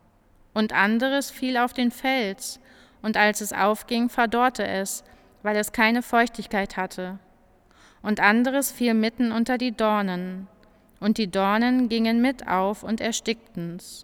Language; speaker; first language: German; native; German